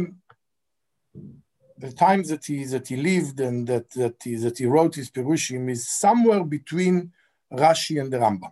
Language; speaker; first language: English; non-native, fluent; Hebrew